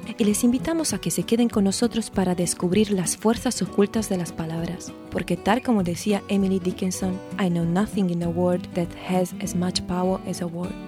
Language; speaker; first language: Spanish; non-native, fluent; Romanian